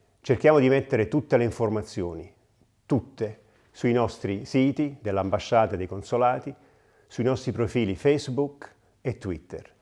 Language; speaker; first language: Italian; native; Italian